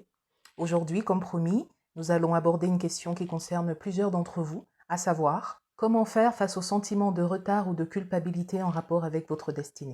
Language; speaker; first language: French; native; French